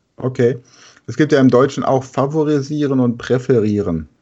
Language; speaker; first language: German; native; German